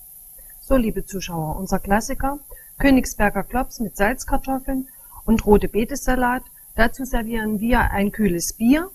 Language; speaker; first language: German; native; German